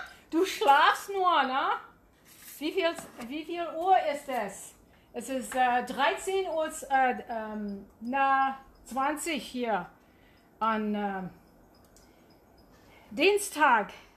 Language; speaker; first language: German; non-native, learner; English